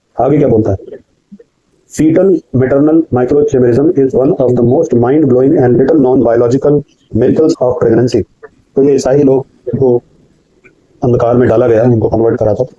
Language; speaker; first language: Hindi; native; Hindi